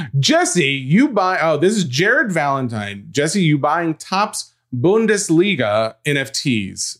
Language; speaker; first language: English; native; English